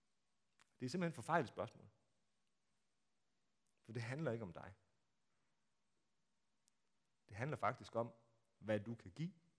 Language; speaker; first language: Danish; native; Danish